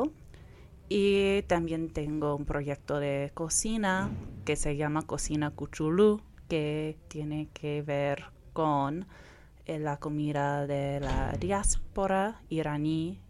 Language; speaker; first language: Spanish; non-native, fluent; English